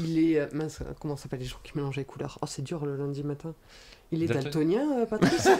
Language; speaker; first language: French; native; French